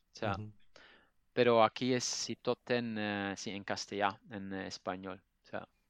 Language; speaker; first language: Spanish; non-native, fluent; Dutch